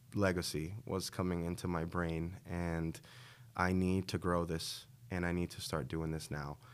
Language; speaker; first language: English; native; English